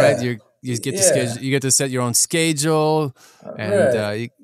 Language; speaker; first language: English; early bilingual, other home language; Ukrainian